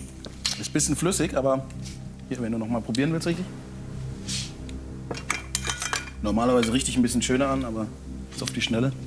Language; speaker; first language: German; native; German